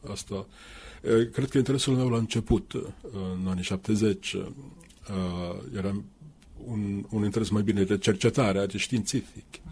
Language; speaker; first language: Romanian; non-native, fluent; Finnish